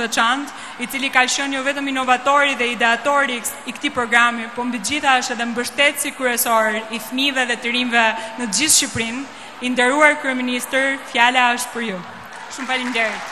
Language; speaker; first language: Albanian; native; Albanian